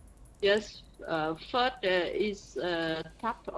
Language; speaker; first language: English; non-native, learner; Vietnamese